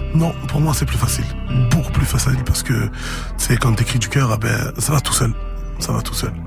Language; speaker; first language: French; native; French